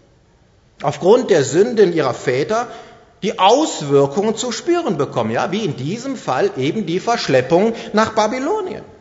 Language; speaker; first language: German; native; German